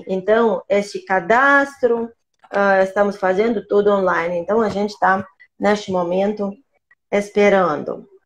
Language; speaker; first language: Portuguese; non-native, fluent; Russian